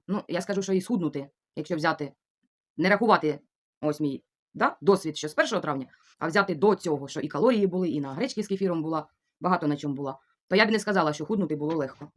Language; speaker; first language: Ukrainian; non-native, local second language; Russian